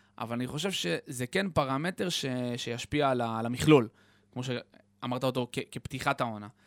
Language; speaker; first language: Hebrew; native; Hebrew